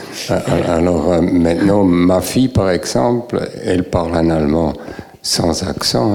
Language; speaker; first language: French; native; French